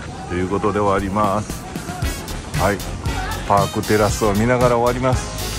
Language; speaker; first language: Japanese; native; Japanese